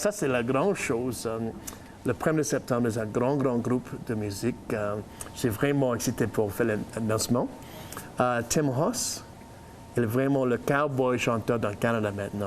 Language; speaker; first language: French; non-native, learner; English